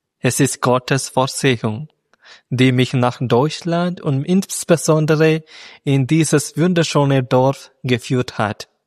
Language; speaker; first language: German; non-native, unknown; Malayalam